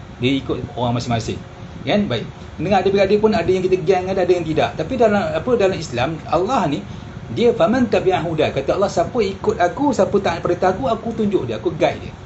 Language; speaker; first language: Malay; early bilingual, heritage; Malay